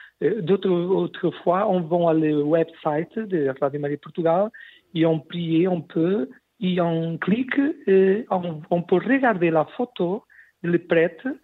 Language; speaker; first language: French; non-native, learner; Portuguese